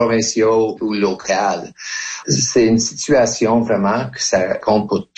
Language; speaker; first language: French; non-native, local second language; English